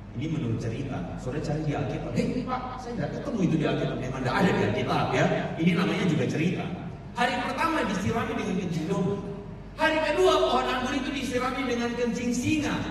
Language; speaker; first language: Indonesian; native; Indonesian